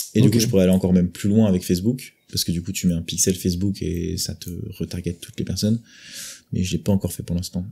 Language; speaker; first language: French; native; French